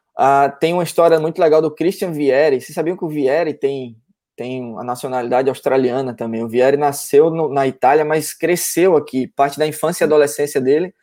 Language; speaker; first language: Portuguese; native; Portuguese